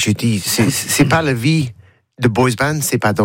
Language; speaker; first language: French; non-native, learner; English